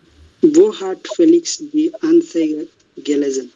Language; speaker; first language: German; non-native, learner; Bangla